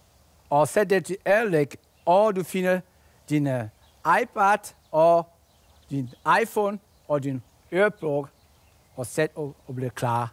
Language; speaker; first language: Danish; non-native, fluent; French